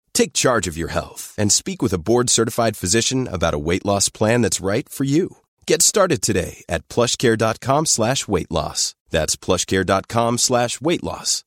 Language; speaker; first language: English; early bilingual, other home language; Italian